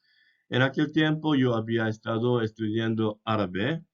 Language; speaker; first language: Spanish; non-native, fluent; English